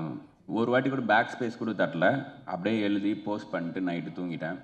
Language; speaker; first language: Tamil; native; Tamil